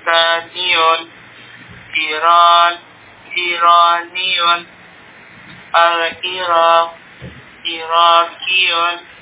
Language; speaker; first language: Arabic; non-native, learner; Indonesian